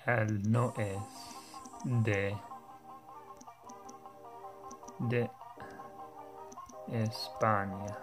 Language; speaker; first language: Spanish; non-native, learner; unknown